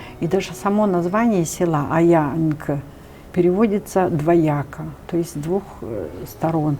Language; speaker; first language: Russian; non-native, local second language; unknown